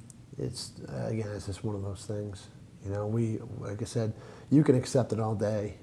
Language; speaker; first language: English; native; English